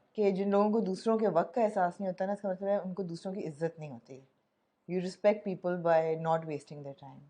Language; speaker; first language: Urdu; native; Urdu